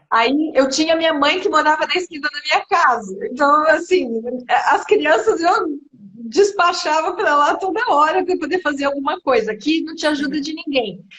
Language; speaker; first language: Portuguese; native; Portuguese